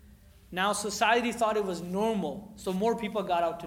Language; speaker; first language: English; native; English